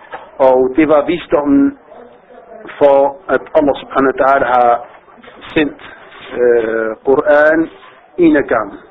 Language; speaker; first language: Danish; non-native, fluent; Arabic